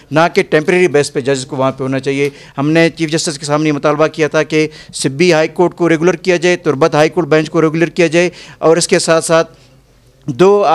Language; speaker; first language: Urdu; non-native, local second language; Baluchi